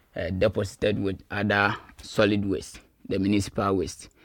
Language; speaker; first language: English; non-native, local second language; Akan